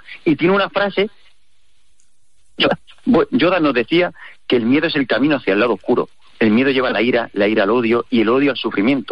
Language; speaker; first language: Spanish; native; Spanish